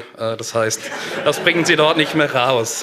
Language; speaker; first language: German; native; German